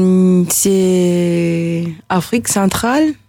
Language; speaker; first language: French; non-native, local second language; Rundi